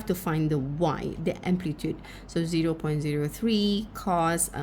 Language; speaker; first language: English; non-native, local second language; Malay